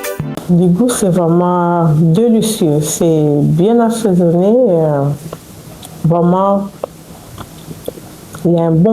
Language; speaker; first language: French; non-native, local second language; Lingala